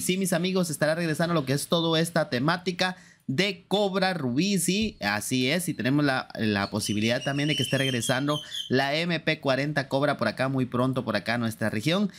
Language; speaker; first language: Spanish; native; Spanish